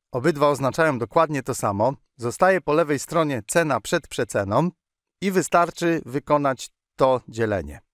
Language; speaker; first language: Polish; native; Polish